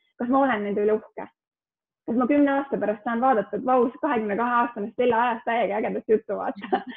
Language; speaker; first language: Estonian; early bilingual, heritage; Estonian